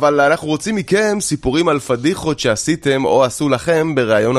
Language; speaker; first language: Hebrew; native; Hebrew